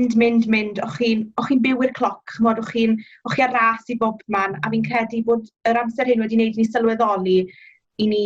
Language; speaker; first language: Welsh; native; Welsh